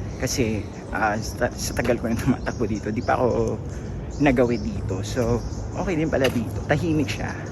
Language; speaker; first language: Filipino; non-native, local second language; Iloko